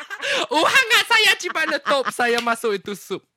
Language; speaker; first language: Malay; non-native, local second language; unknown